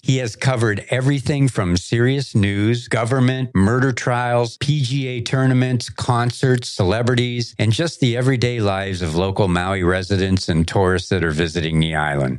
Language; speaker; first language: English; native; English